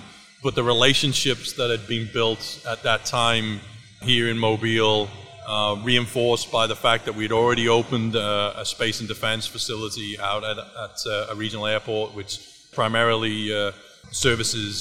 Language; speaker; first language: English; native; English